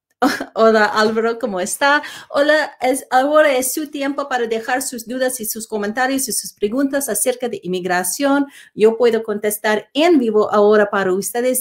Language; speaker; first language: Spanish; non-native, learner; English